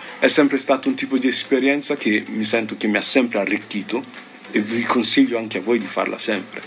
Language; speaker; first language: Italian; early bilingual, other home language; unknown